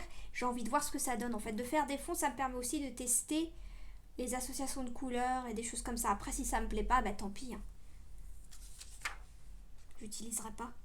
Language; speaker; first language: French; native; French